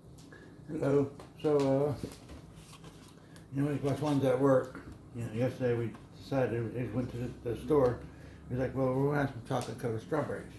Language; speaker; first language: English; native; English